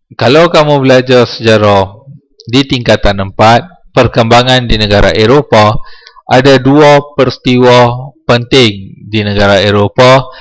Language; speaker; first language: Malay; native; Malay